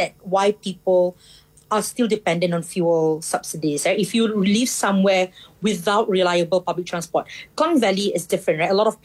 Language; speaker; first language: English; non-native, local second language; Malay